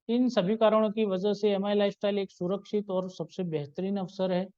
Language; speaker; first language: Hindi; non-native, local second language; Gujarati